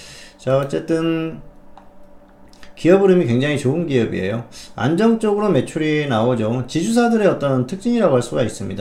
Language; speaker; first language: Korean; native; Korean